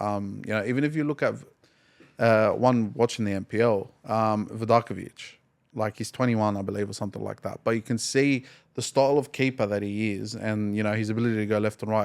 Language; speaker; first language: English; native; English